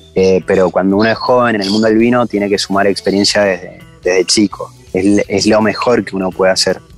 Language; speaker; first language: Spanish; native; Spanish